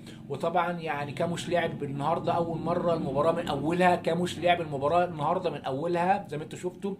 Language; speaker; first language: Arabic; native; Arabic